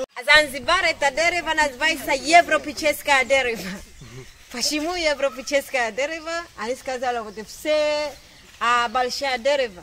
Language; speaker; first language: Russian; non-native, learner; Swahili